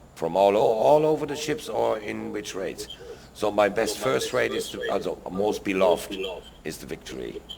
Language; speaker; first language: English; non-native, fluent; German